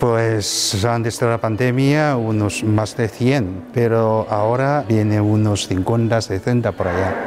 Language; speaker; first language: Spanish; non-native, fluent; Chinese